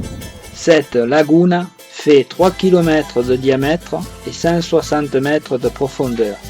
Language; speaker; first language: French; native; French